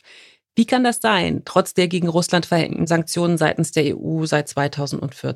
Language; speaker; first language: German; native; German